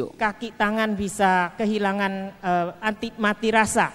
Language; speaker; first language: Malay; non-native, local second language; Chinese